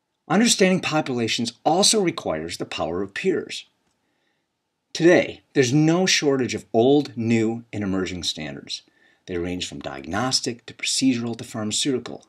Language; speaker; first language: English; native; English